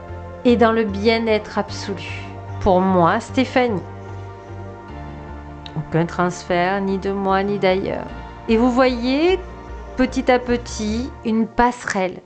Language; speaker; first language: French; native; French